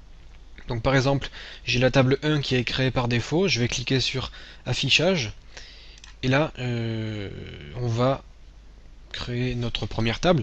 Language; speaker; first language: French; native; French